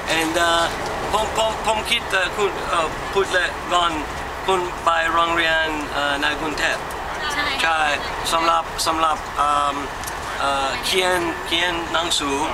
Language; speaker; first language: Thai; non-native, learner; English